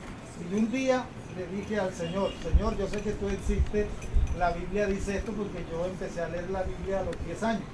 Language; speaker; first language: Spanish; native; Spanish